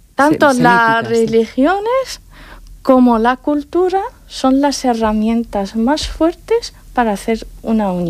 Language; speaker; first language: Spanish; non-native, fluent; Arabic